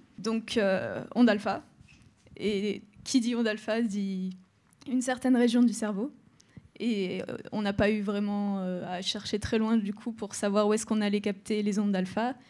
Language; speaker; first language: French; native; French